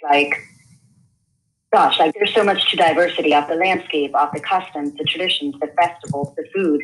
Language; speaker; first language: English; non-native, local second language; Hindi